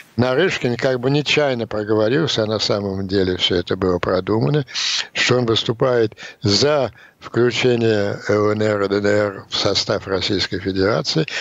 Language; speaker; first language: Russian; native; Russian